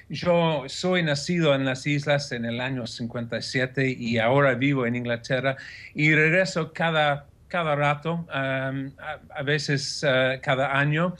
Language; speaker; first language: Spanish; non-native, fluent; English